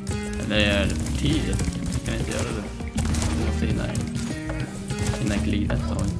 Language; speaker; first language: Swedish; native; Swedish